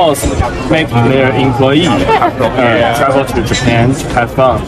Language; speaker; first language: English; non-native, learner; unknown